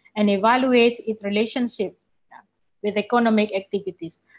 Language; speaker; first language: English; non-native, fluent; Indonesian